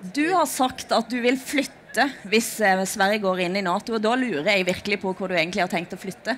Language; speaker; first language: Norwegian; native; Norwegian